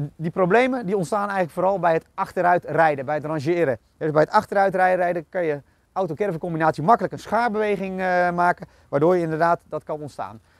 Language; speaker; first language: Dutch; native; Dutch